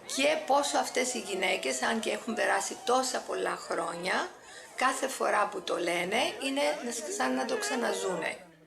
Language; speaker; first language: Greek; native; Greek